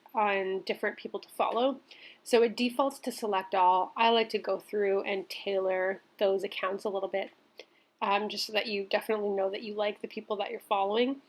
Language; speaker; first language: English; native; English